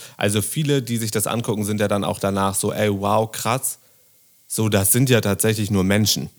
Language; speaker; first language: German; native; German